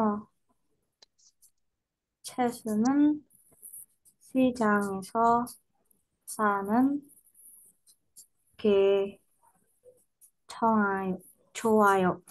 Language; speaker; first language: Korean; non-native, learner; Indonesian